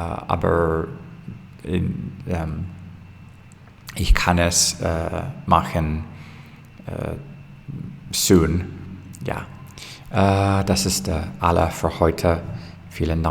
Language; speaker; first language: German; non-native, learner; English